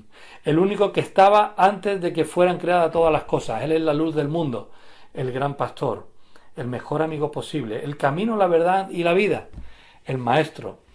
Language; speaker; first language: Spanish; native; Spanish